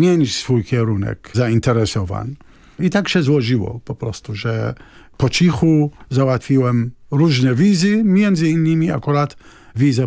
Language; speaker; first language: Polish; non-native, fluent; Arabic